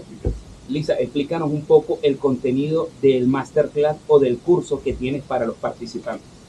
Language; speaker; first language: Spanish; native; Spanish